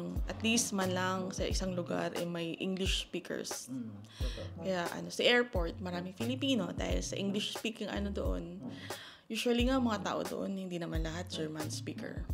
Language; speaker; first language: Filipino; native; Filipino